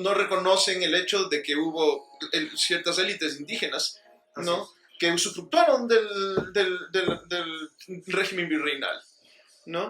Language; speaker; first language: Spanish; native; Spanish